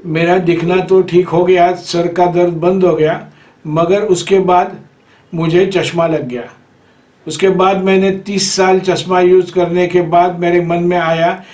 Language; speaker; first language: Hindi; non-native, local second language; Marathi